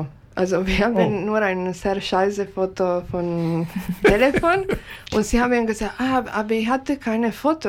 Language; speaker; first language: German; non-native, learner; Japanese